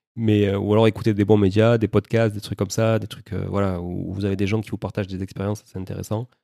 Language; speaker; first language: French; native; French